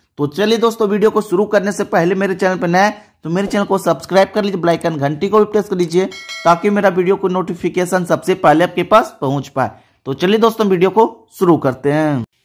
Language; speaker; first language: Hindi; native; Hindi